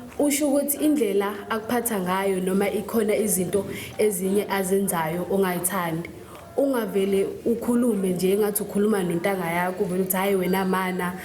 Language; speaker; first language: Zulu; native; Zulu